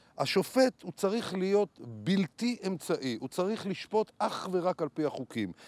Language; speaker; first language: Hebrew; native; Hebrew